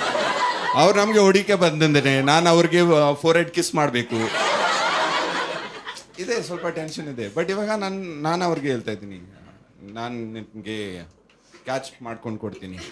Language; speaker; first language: Kannada; non-native, local second language; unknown